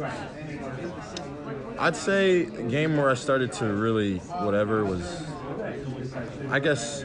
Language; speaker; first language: English; native; English